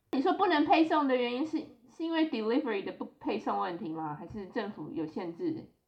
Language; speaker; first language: Chinese; native; Chinese